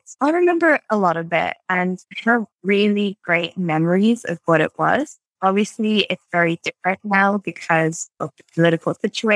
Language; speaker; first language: English; native; English